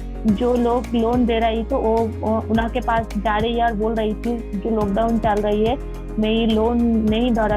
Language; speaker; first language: Hindi; non-native, local second language; Bangla